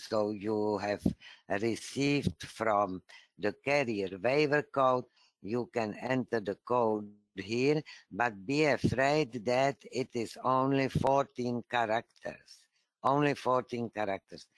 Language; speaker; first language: English; non-native, fluent; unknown